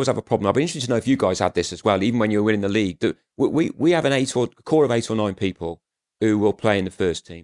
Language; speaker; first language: English; native; English